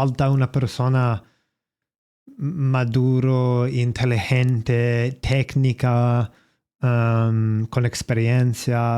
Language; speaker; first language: Spanish; non-native, learner; English